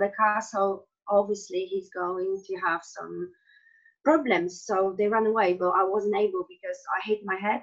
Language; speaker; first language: English; non-native, fluent; Polish